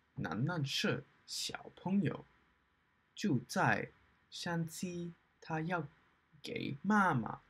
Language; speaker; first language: Chinese; non-native, fluent; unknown